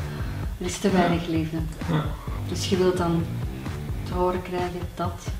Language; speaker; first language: Dutch; native; Dutch